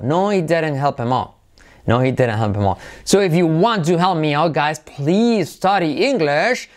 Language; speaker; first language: English; non-native, fluent; Spanish